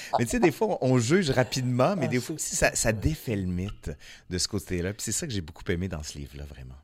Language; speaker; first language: French; native; French